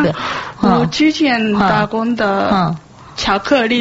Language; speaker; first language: Chinese; non-native, learner; Japanese